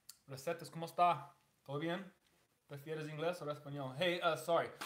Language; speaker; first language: Spanish; non-native, learner; English